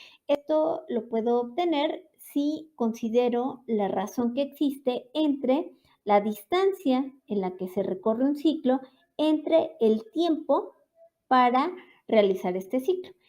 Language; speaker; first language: Spanish; native; Spanish